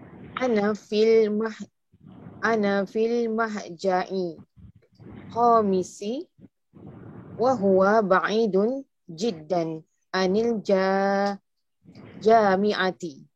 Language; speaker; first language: Arabic; non-native, learner; Malay